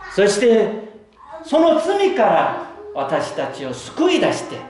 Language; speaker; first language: Japanese; non-native, fluent; Korean